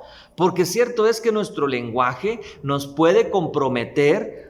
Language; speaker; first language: Spanish; native; Spanish